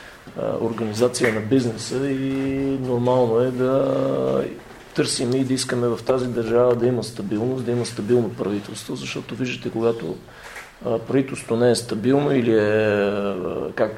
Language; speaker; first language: Bulgarian; native; Bulgarian